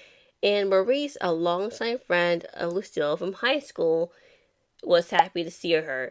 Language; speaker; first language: English; native; English